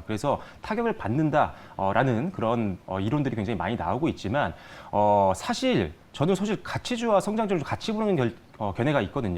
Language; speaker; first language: Korean; native; Korean